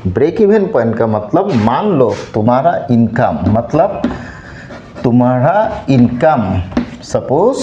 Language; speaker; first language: Hindi; non-native, local second language; Assamese